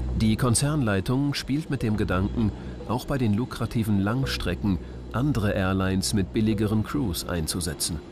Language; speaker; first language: German; native; German